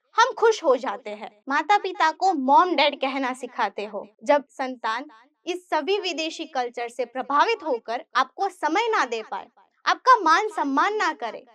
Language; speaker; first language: Hindi; non-native, local second language; Gujarati